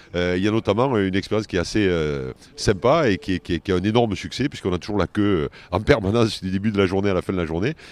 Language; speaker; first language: French; native; French